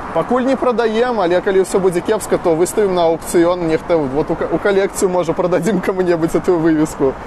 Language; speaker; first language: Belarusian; non-native, local second language; Russian